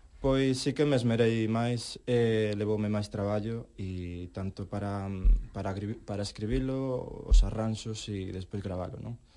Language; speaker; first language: Galician; non-native, local second language; Spanish